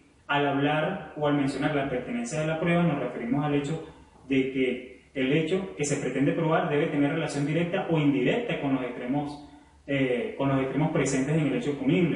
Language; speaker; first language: Spanish; native; Spanish